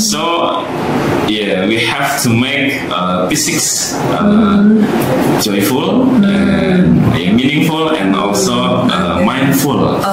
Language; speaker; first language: English; non-native, learner; Indonesian